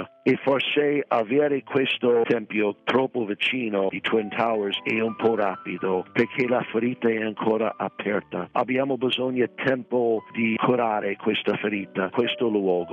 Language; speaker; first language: Italian; non-native, fluent; English